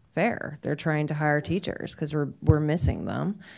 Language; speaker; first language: English; native; English